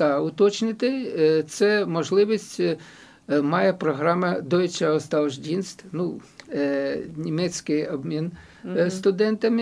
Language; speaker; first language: Ukrainian; non-native, local second language; Russian